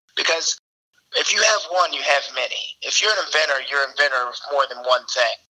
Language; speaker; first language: English; native; English